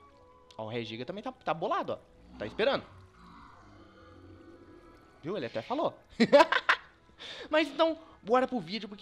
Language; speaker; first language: Portuguese; native; Portuguese